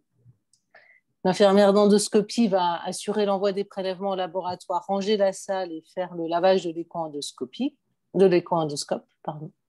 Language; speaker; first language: French; native; French